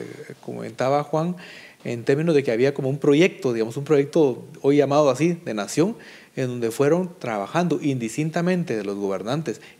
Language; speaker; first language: Spanish; native; Spanish